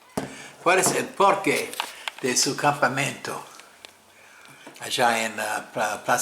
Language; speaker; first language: Spanish; non-native, fluent; English